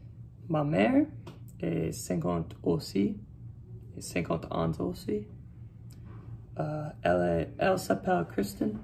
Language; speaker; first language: French; non-native, learner; English